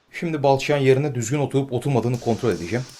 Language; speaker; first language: Turkish; native; Turkish